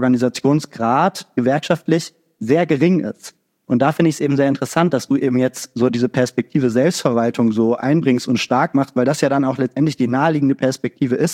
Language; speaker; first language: German; native; German